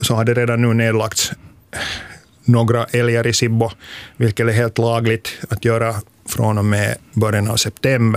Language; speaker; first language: Swedish; native; Swedish